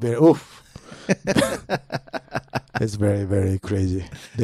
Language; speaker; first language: English; non-native, learner; Japanese